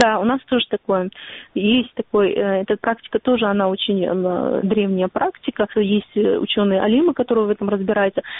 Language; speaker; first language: Russian; non-native, local second language; Ingush